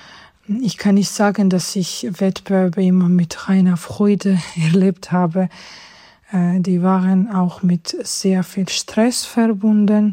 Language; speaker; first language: German; non-native, fluent; Georgian